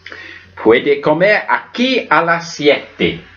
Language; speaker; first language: Spanish; non-native, learner; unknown